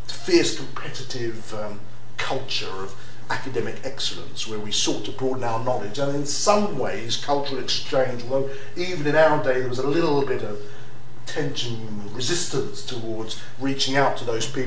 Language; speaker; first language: English; native; English